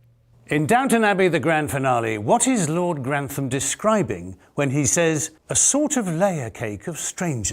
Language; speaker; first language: English; native; English